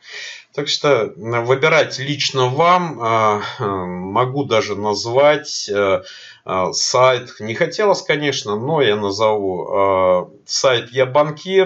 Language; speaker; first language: Russian; native; Russian